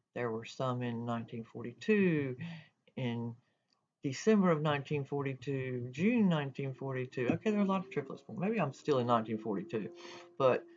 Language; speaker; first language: English; native; English